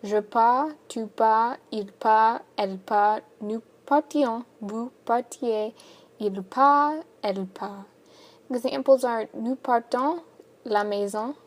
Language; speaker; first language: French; non-native, learner; English